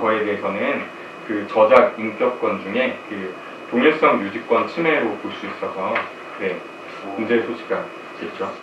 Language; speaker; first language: Korean; native; Korean